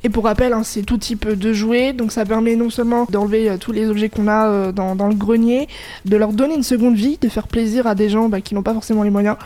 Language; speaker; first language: French; native; French